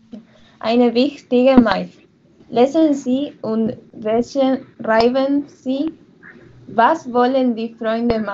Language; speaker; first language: German; non-native, learner; Spanish